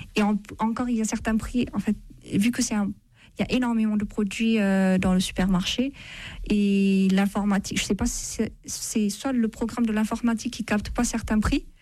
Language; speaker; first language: French; non-native, fluent; Amharic